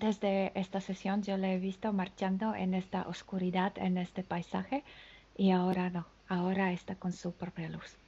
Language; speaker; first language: Spanish; non-native, fluent; French